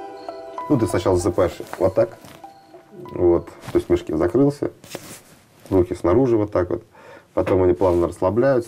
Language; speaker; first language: Russian; native; Russian